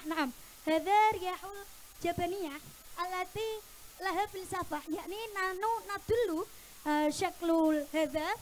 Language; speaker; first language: Arabic; non-native, learner; Indonesian